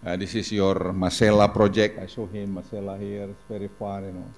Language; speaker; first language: English; non-native, fluent; Indonesian